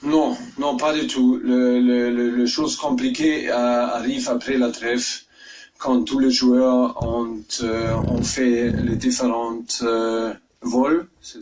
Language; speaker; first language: French; non-native, fluent; German